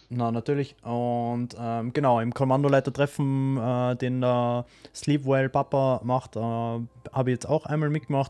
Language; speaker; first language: German; native; German